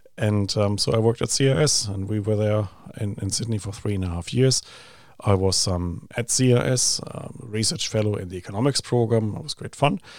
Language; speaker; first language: English; non-native, fluent; German